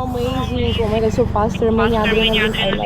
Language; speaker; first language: English; non-native, learner; Russian